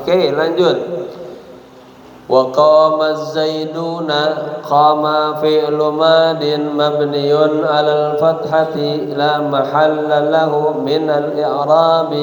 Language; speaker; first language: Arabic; non-native, fluent; Indonesian